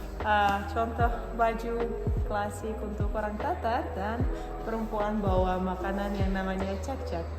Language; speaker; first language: Indonesian; non-native, fluent; Russian